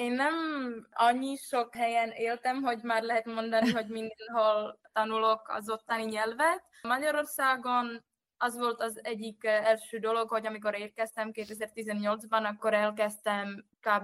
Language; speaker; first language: Hungarian; non-native, fluent; Czech